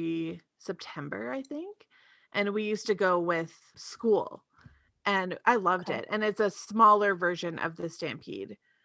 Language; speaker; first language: English; native; English